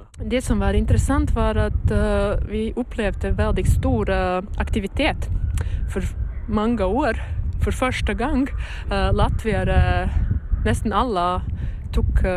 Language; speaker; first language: Norwegian; non-native, learner; Latvian